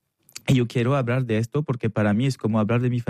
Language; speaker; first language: Spanish; non-native, learner; French